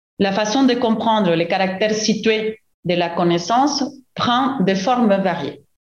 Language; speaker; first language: French; non-native, fluent; Spanish